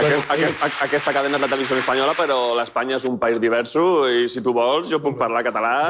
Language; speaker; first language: Catalan; non-native, local second language; Spanish